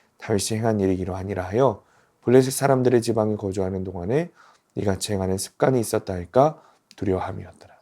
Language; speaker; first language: Korean; native; Korean